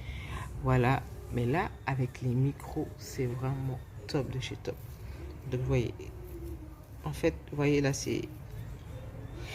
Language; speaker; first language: French; native; French